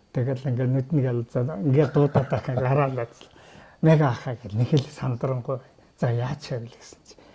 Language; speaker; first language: Mongolian; native; Mongolian